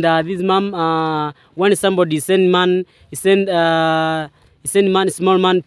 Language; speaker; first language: English; non-native, learner; Swahili